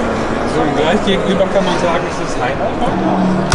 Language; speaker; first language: German; native; German